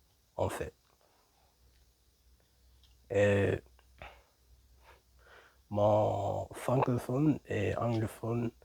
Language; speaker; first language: French; non-native, learner; English